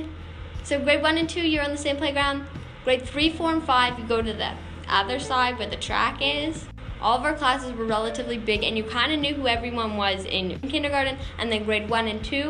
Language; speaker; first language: English; native; English